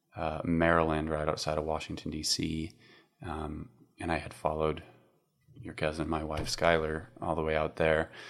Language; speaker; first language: English; native; English